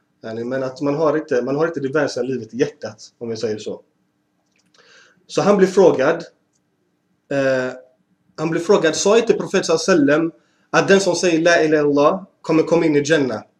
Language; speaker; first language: Swedish; early bilingual, other home language; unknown